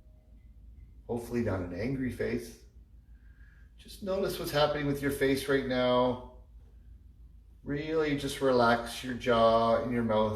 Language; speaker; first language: English; native; English